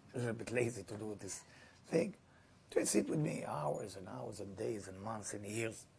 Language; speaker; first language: English; non-native, fluent; Hebrew